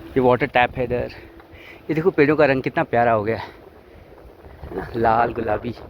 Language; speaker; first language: Hindi; native; Hindi